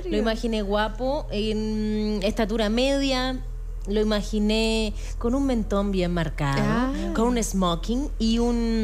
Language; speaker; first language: Spanish; native; Spanish